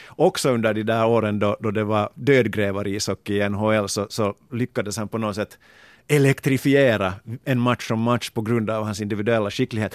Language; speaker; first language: Swedish; native; Swedish